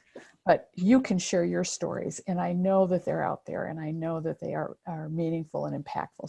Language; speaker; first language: English; native; English